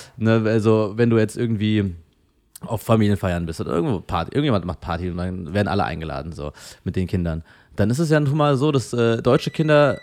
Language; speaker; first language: German; early bilingual, other home language; Filipino